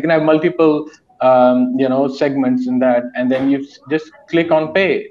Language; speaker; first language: English; non-native, local second language; Urdu